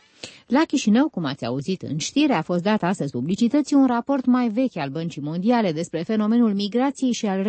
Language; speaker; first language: Romanian; native; Romanian